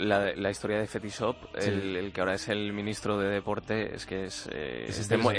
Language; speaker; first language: Spanish; native; Spanish